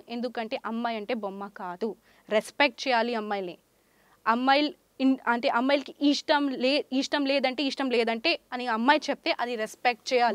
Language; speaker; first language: Telugu; non-native, local second language; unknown